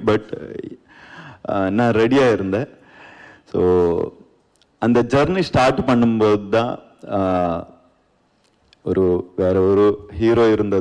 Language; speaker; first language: Tamil; non-native, learner; Kannada